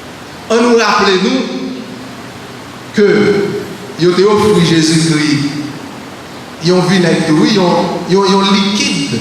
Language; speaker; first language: French; non-native, learner; Haitian Creole